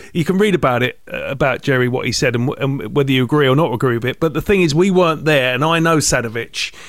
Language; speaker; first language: English; native; English